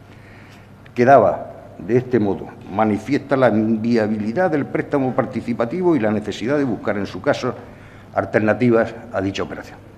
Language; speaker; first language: Spanish; native; Spanish